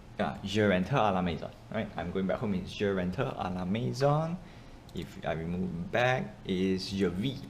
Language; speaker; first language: French; non-native, learner; English